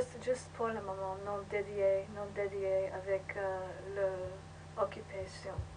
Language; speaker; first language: French; non-native, learner; English